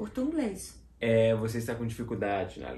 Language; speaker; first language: Portuguese; native; Portuguese